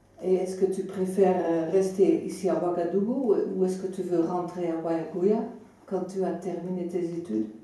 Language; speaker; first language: French; non-native, fluent; Dutch